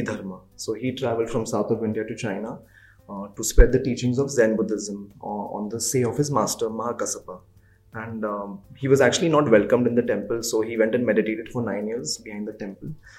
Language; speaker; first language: English; non-native, local second language; Hindi